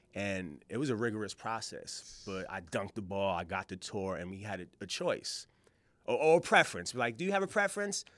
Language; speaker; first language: English; native; English